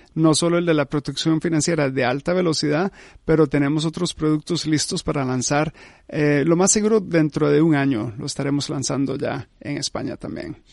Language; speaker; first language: Spanish; early bilingual, heritage; Spanish